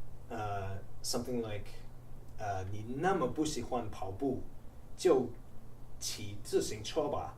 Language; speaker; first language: Chinese; non-native, fluent; English